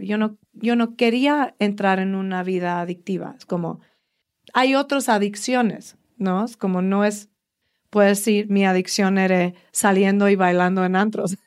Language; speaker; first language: Spanish; early bilingual, heritage; Spanish